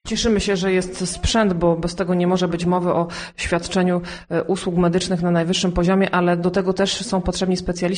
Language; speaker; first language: Polish; native; Polish